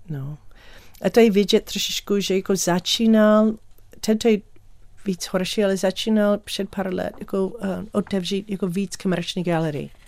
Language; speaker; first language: Czech; non-native, learner; English